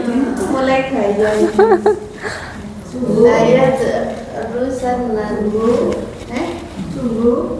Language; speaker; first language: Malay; non-native, local second language; Javanese